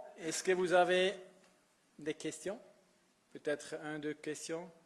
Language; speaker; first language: French; non-native, fluent; Italian